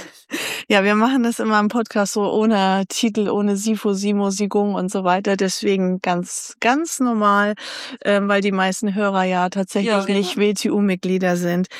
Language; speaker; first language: German; native; German